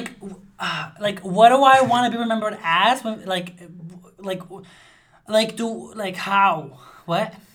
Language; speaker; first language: English; early bilingual, other home language; Spanish